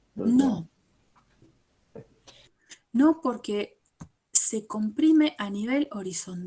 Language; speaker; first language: Spanish; native; Spanish